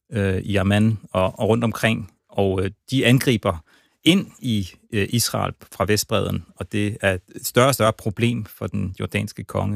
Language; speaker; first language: Danish; native; Danish